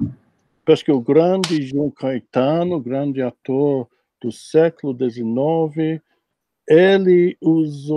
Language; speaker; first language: Portuguese; non-native, fluent; English